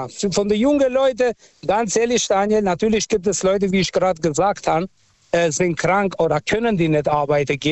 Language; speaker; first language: German; non-native, fluent; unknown